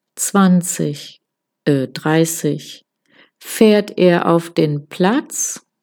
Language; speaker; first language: German; non-native, fluent; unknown